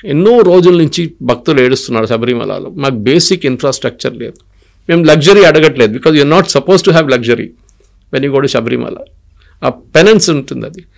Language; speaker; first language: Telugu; non-native, local second language; Malayalam